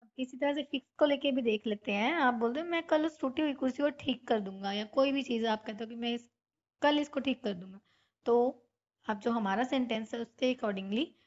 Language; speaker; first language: Hindi; non-native, local second language; Punjabi